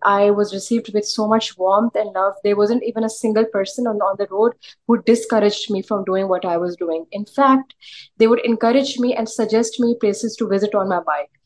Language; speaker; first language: English; early bilingual, other home language; Urdu